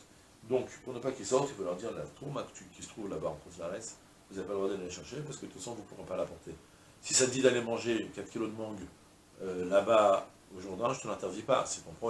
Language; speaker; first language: French; native; French